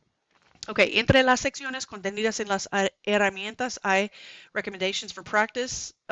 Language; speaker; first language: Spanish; non-native, learner; English